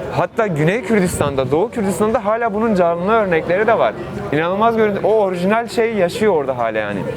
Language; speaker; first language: Turkish; non-native, local second language; Kurdish